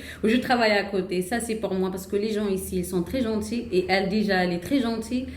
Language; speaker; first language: French; non-native, learner; Arabic